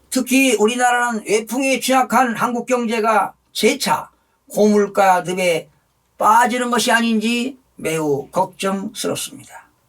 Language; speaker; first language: Korean; native; Korean